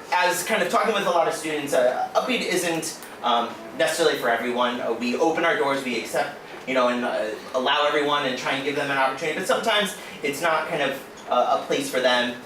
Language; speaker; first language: English; native; English